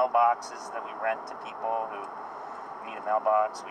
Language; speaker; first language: English; native; English